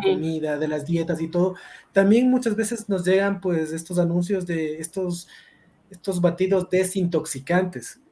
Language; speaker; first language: Spanish; native; Spanish